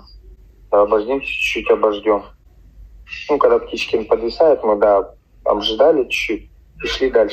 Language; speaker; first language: Russian; native; Russian